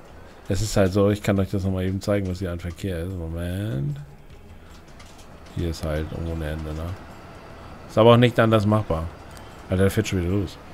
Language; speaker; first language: German; native; German